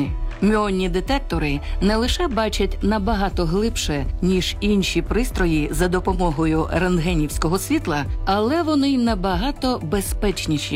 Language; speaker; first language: Ukrainian; native; Ukrainian